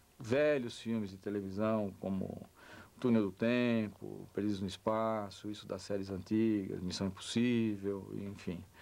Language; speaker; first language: Portuguese; native; Portuguese